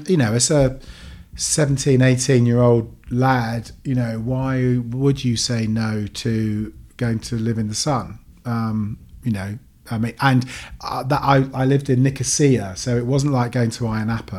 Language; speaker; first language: English; native; English